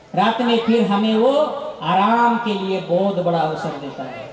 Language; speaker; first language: Hindi; non-native, local second language; Marathi